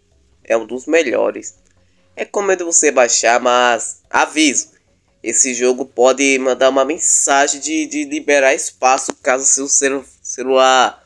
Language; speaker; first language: Portuguese; native; Portuguese